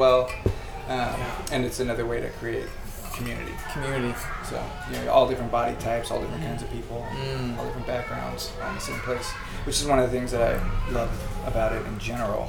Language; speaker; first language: English; native; English